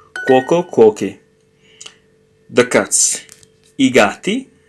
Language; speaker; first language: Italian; non-native, learner; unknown